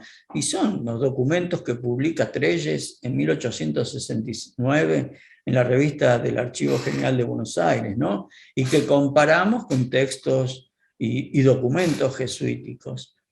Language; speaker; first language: Spanish; native; Spanish